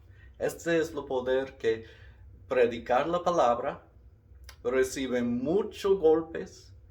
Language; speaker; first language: Spanish; non-native, learner; English